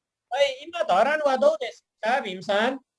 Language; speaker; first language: Japanese; non-native, fluent; Nepali